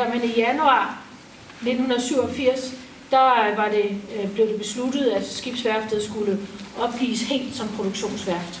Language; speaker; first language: Danish; native; Danish